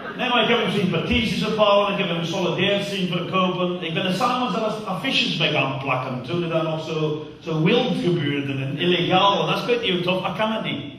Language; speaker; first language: Dutch; non-native, fluent; English